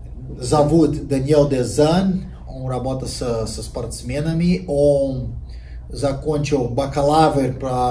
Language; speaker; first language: Russian; non-native, learner; Portuguese